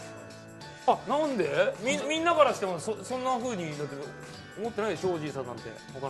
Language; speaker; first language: Japanese; native; Japanese